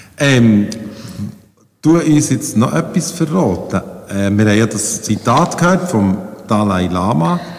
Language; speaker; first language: German; native; German